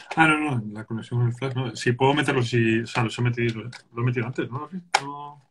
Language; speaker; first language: Spanish; native; Spanish